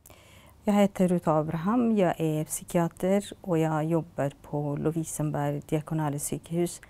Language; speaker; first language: Norwegian; non-native, fluent; Tigrinya